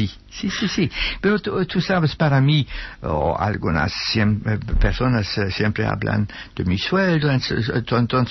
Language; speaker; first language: Spanish; non-native, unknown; Dutch